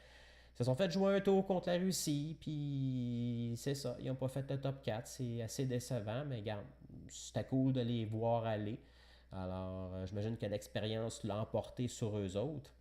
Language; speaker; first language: French; native; French